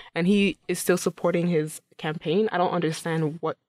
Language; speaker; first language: English; non-native, local second language; Igbo